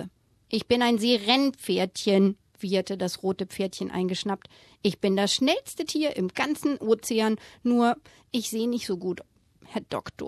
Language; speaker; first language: German; native; German